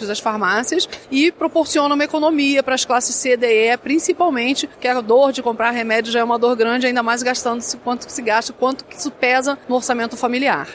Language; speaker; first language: Portuguese; native; Portuguese